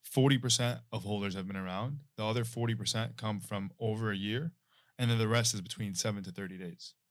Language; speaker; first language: English; non-native, fluent; Arabic